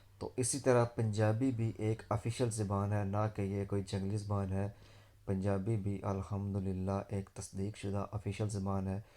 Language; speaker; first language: Urdu; non-native, local second language; Punjabi